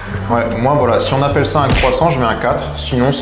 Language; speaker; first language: French; native; French